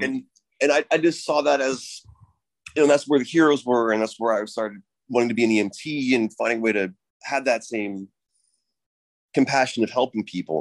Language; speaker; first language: English; native; English